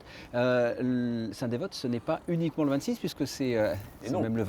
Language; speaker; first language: French; native; French